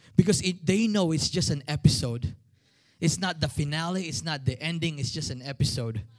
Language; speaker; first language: English; non-native, local second language; Filipino